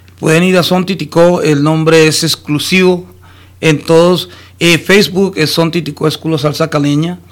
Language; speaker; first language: Spanish; native; Spanish